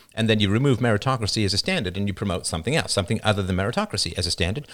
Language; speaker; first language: English; native; English